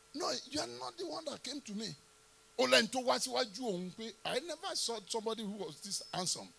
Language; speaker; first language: English; non-native, local second language; Yoruba